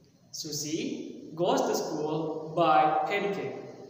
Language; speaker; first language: English; non-native, fluent; Indonesian